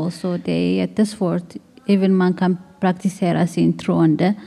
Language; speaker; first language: Swedish; non-native, learner; Tigrinya